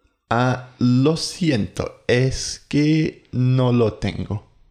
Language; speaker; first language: Spanish; non-native, fluent; English